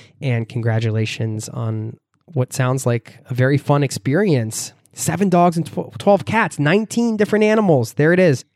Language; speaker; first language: English; native; English